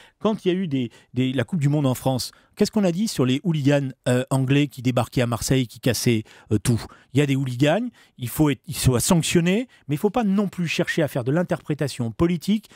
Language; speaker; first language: French; native; French